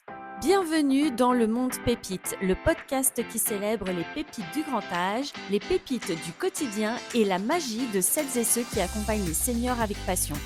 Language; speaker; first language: French; native; French